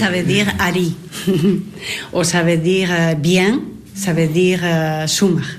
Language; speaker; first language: French; non-native, learner; Spanish